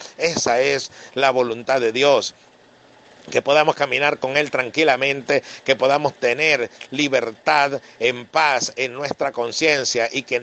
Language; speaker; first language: Spanish; native; Spanish